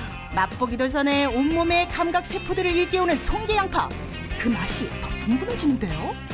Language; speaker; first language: Korean; native; Korean